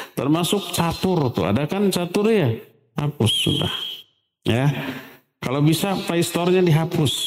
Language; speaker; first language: Indonesian; native; Indonesian